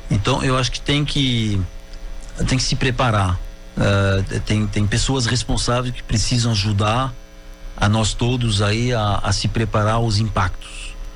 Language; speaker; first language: Portuguese; non-native, fluent; French